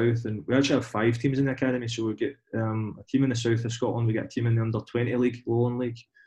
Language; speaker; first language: English; native; English